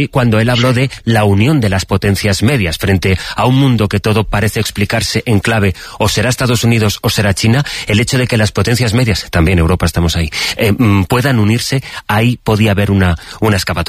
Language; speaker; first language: Spanish; native; Spanish